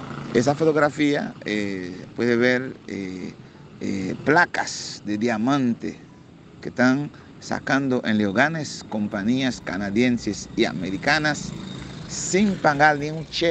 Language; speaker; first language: Spanish; non-native, fluent; Haitian Creole